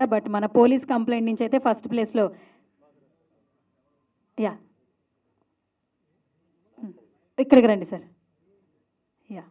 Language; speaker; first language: Telugu; native; Telugu